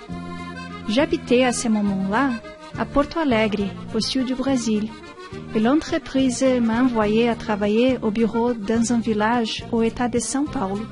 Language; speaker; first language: French; non-native, learner; Portuguese